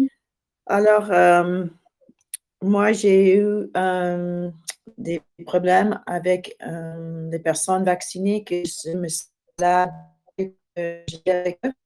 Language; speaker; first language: French; non-native, learner; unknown